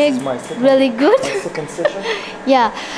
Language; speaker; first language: English; non-native, learner; Vietnamese